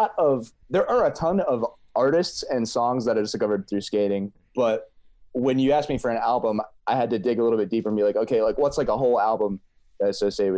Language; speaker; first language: English; native; English